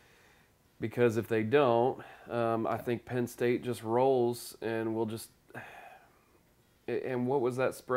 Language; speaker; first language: English; native; English